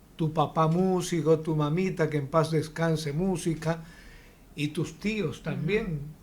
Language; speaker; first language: Spanish; native; Spanish